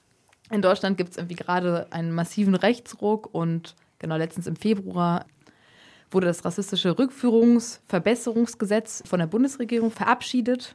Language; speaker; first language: German; native; German